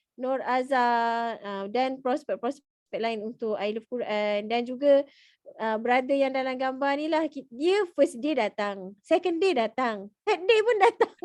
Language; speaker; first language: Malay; native; Malay